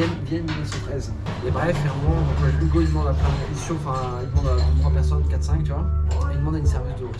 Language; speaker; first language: French; native; French